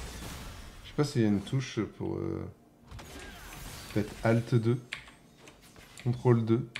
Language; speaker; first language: French; native; French